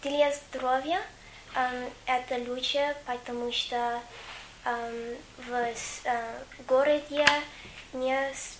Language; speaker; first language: Russian; non-native, learner; English